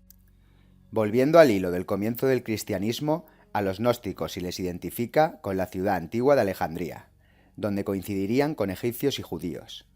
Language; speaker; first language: Spanish; native; Spanish